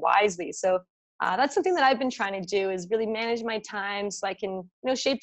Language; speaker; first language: English; native; English